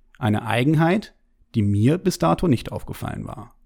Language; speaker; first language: German; native; German